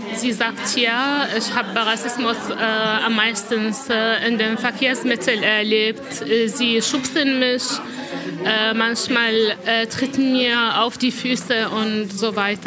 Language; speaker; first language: German; non-native, learner; Arabic